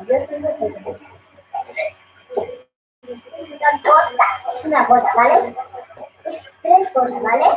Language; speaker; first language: Spanish; early bilingual, other home language; Filipino